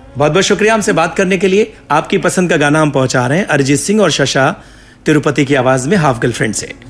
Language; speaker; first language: Hindi; native; Hindi